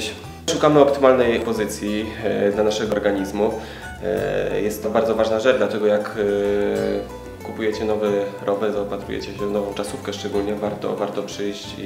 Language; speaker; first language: Polish; native; Polish